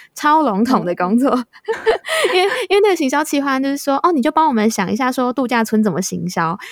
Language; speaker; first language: Chinese; native; Chinese